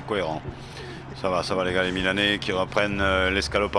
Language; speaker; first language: French; native; French